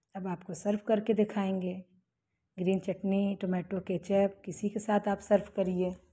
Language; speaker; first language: Hindi; native; Hindi